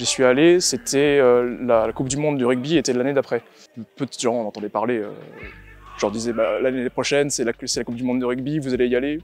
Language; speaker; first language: French; native; French